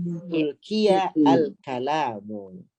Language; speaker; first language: Arabic; non-native, fluent; Indonesian